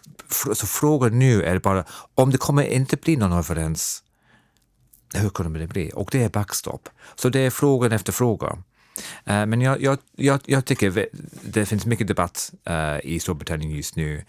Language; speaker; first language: Swedish; non-native, fluent; English